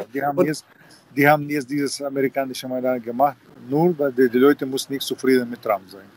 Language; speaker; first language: German; non-native, fluent; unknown